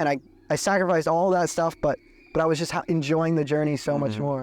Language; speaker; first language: English; native; English